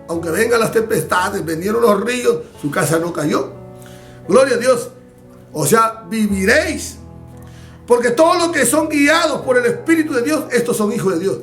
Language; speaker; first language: Spanish; native; Spanish